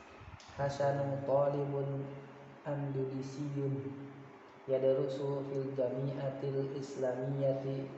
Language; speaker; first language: Arabic; non-native, learner; Indonesian